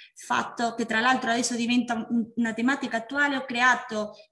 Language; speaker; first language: Italian; non-native, fluent; Spanish